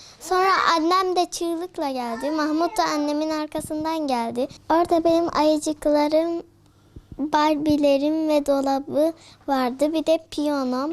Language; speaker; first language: Turkish; early bilingual, other home language; Arabic